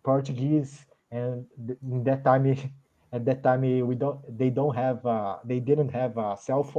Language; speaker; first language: English; non-native, learner; Portuguese